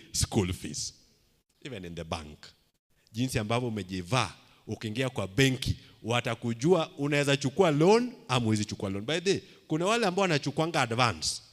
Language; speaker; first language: Swahili; non-native, local second language; Luo (Kenya and Tanzania)